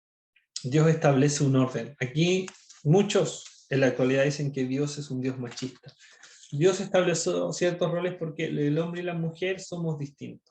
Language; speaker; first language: Spanish; native; Spanish